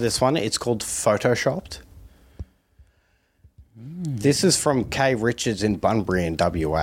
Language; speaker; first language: English; native; English